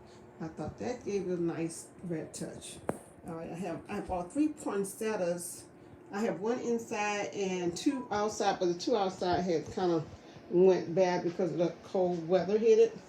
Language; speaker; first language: English; native; English